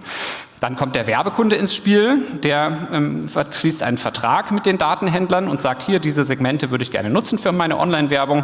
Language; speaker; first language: German; native; German